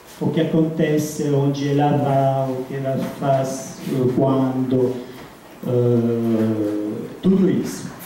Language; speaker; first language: Portuguese; non-native, fluent; Italian